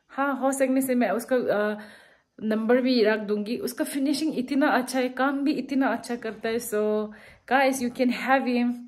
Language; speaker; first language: Hindi; non-native, local second language; Tibetan